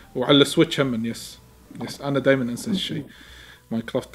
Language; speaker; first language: Arabic; native; Arabic